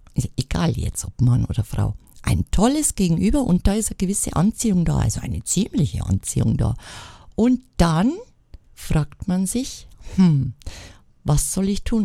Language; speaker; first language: German; native; German